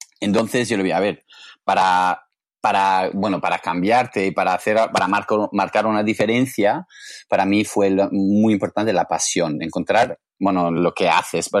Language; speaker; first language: Spanish; non-native, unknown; English